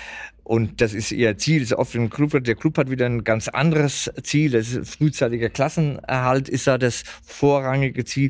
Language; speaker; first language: German; native; German